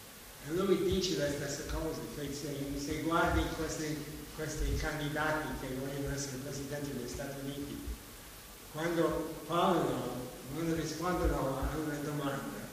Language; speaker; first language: Italian; non-native, fluent; English